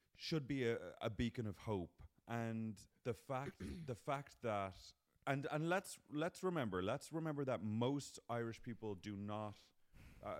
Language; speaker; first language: English; native; English